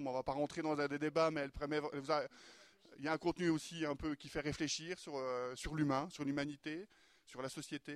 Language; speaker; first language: French; native; French